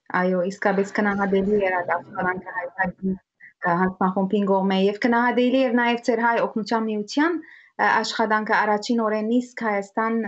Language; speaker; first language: Armenian; early bilingual, heritage; Armenian